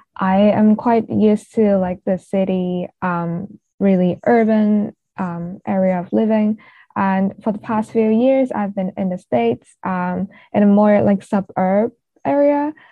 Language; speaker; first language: English; non-native, local second language; Cantonese